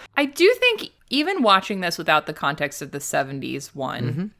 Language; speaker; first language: English; native; English